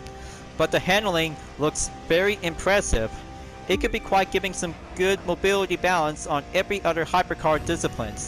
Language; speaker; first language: English; non-native, fluent; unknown